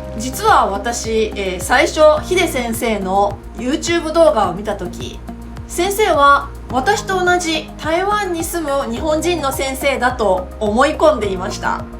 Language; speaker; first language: Japanese; native; Japanese